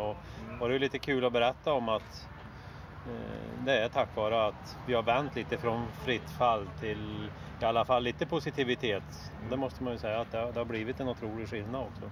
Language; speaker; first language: Swedish; native; Swedish